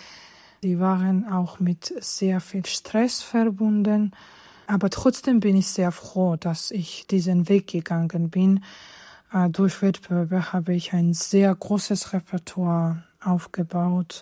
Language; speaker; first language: German; non-native, fluent; Georgian